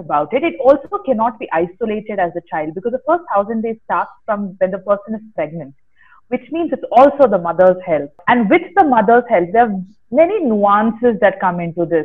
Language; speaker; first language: English; non-native, local second language; Kannada